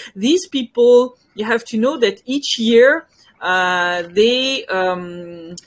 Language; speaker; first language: English; non-native, fluent; French